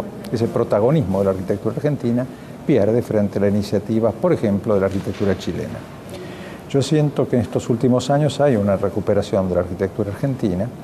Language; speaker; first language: Spanish; native; Spanish